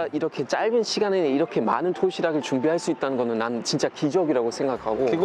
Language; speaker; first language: Korean; non-native, fluent; German